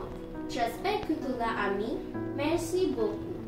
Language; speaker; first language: French; non-native, learner; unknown